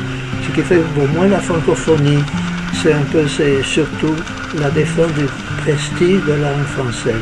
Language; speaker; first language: French; native; French